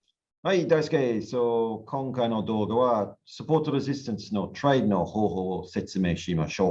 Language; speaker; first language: Japanese; non-native, learner; English